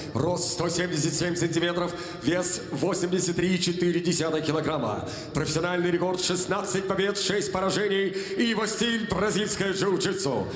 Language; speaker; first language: Russian; native; Russian